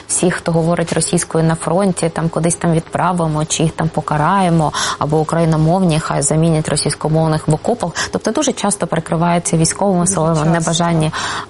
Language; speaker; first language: Ukrainian; non-native, local second language; Russian